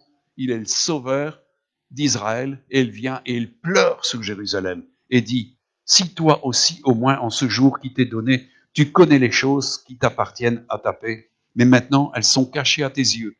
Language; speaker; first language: French; native; French